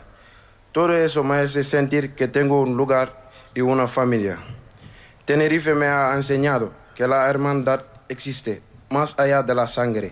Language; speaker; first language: Spanish; non-native, learner; Wolof